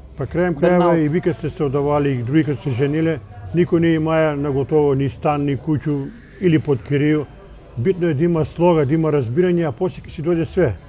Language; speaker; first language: Macedonian; native; Macedonian